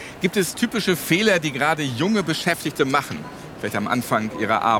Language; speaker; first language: German; native; German